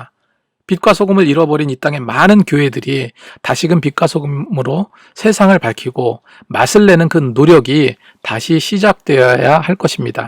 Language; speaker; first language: Korean; native; Korean